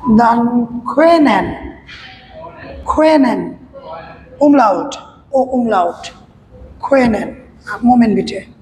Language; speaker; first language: German; non-native, fluent; Bangla